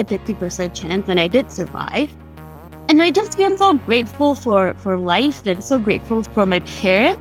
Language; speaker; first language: English; non-native, local second language; Cantonese